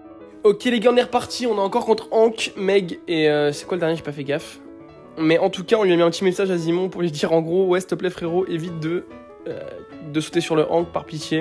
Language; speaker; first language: French; native; French